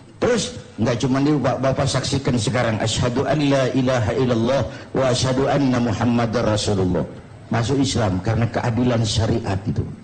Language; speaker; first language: Indonesian; native; Indonesian